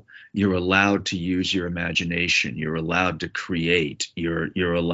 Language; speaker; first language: English; native; English